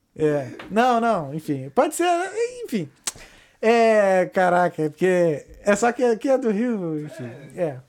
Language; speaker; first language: Portuguese; native; Portuguese